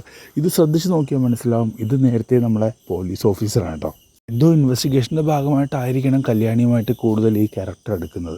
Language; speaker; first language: Malayalam; native; Malayalam